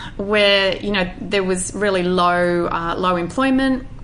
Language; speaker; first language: English; native; English